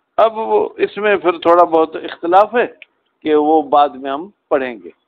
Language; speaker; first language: Urdu; non-native, local second language; Sindhi